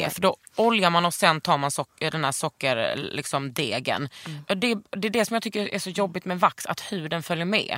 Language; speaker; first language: Swedish; native; Swedish